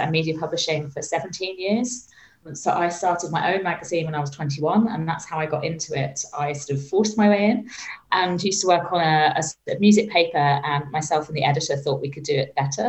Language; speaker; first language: English; native; English